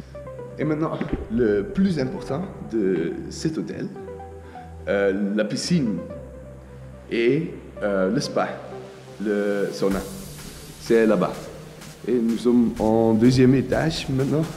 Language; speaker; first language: French; non-native, learner; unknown